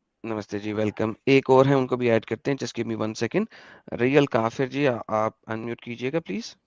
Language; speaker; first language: Hindi; native; Hindi